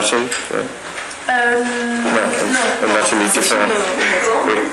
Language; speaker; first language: French; non-native, learner; English